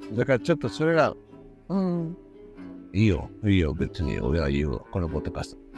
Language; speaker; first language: Japanese; non-native, learner; Spanish